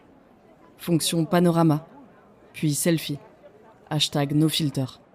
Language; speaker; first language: French; native; French